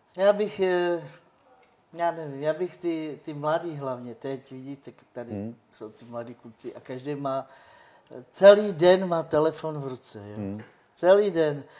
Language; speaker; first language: Czech; non-native, local second language; Romany